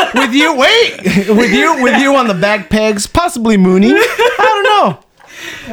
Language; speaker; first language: English; early bilingual, other home language; Spanish